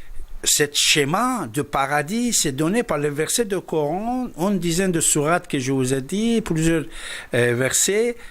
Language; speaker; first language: French; non-native, fluent; Persian